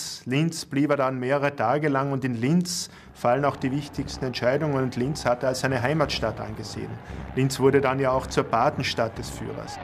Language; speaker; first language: German; native; German